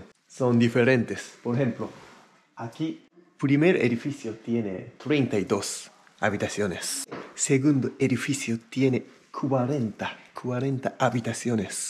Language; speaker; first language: Spanish; non-native, fluent; Japanese